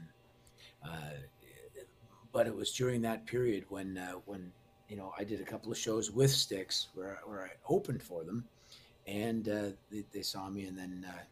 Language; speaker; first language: English; native; English